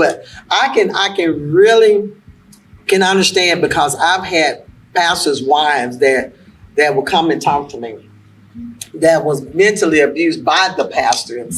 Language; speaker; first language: English; native; English